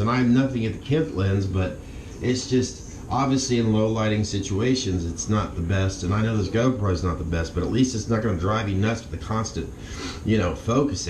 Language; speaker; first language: English; native; English